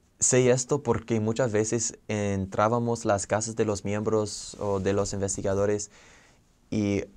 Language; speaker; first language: Spanish; non-native, fluent; English